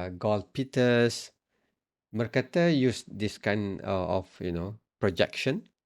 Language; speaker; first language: English; non-native, local second language; Malay